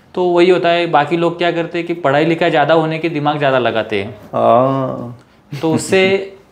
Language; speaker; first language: Hindi; non-native, local second language; Marathi